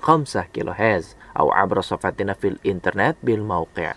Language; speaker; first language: Arabic; non-native, fluent; Indonesian